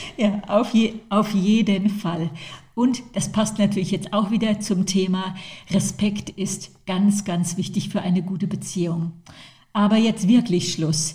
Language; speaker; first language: German; native; German